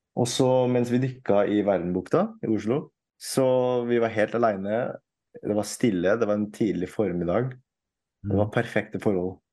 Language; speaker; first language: Norwegian; early bilingual, other home language; Filipino